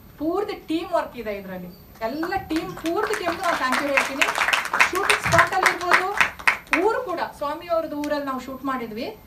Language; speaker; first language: Kannada; non-native, local second language; Kodava